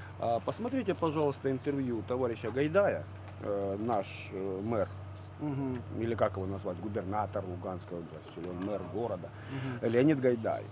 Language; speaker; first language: Russian; native; Russian